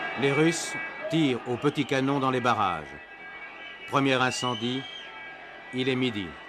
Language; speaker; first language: French; native; French